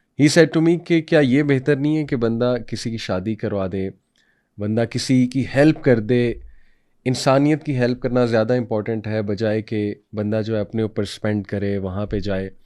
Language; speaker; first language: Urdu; native; Urdu